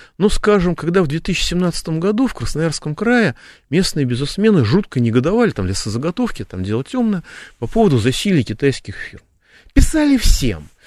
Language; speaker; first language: Russian; native; Russian